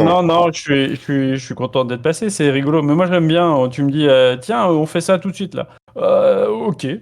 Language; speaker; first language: French; native; French